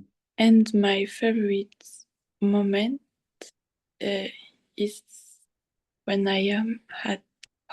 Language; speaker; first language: English; non-native, learner; French